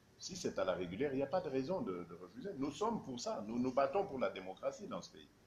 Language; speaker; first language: French; non-native, local second language; Luba-Lulua